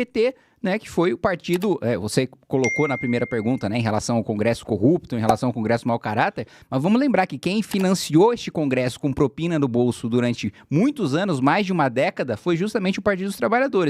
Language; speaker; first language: Portuguese; native; Portuguese